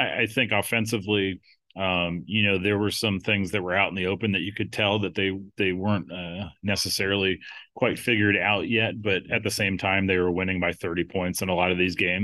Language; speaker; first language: English; native; English